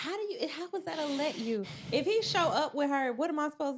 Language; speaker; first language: English; native; English